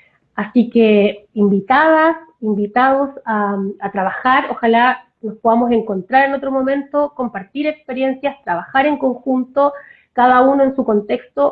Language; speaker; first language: Spanish; native; Spanish